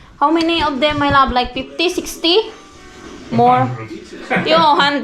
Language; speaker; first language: English; non-native, local second language; Filipino